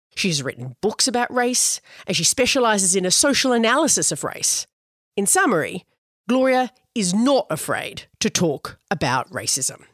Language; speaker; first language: English; native; English